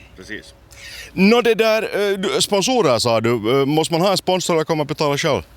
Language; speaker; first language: Swedish; native; Swedish